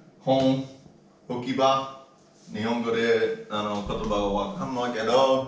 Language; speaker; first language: Japanese; non-native, learner; English